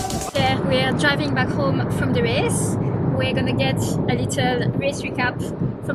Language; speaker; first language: English; native; English